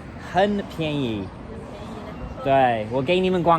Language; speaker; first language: Chinese; non-native, learner; English